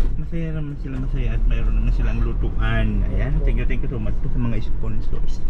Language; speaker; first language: Filipino; non-native, local second language; Cebuano